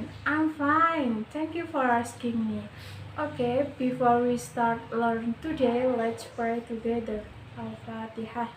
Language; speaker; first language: English; non-native, learner; Indonesian